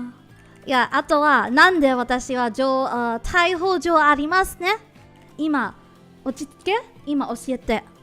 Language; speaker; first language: Japanese; non-native, learner; English